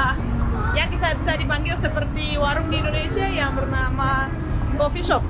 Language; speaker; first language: Indonesian; non-native, fluent; Russian